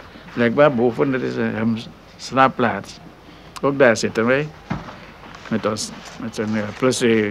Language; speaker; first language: Dutch; non-native, local second language; Minangkabau